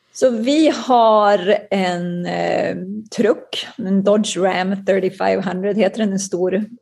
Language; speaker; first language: Swedish; native; Swedish